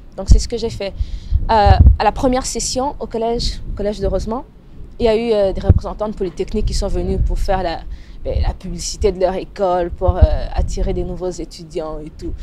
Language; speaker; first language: French; non-native, local second language; Lingala